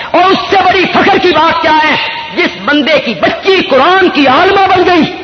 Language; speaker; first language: Urdu; non-native, local second language; Punjabi